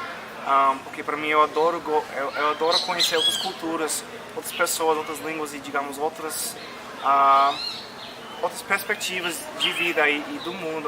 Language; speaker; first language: Portuguese; non-native, fluent; English